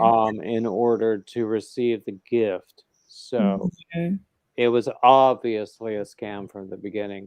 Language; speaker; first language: English; native; English